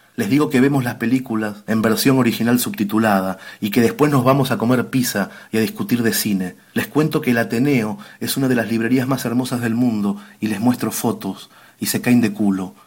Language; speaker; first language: Spanish; native; Spanish